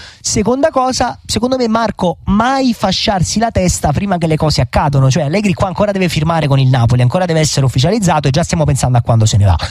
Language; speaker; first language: Italian; native; Italian